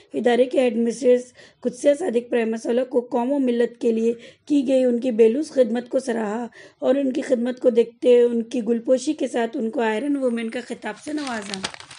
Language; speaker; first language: Urdu; native; Urdu